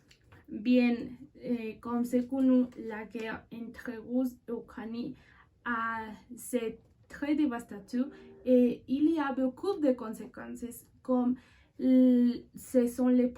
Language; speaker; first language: French; non-native, learner; Spanish